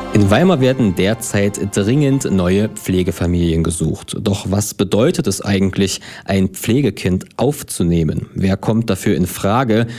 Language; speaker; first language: German; native; German